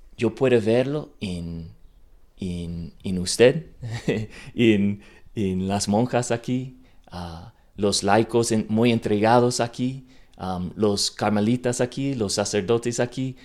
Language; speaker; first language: Spanish; non-native, learner; English